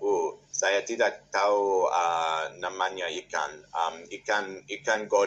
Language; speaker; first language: Indonesian; non-native, learner; English